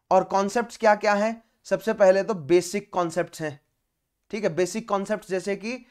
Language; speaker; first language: Hindi; native; Hindi